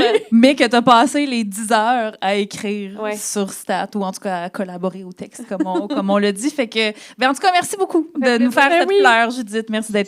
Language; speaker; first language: French; native; French